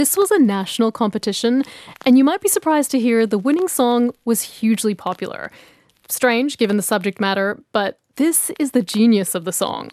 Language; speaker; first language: English; native; English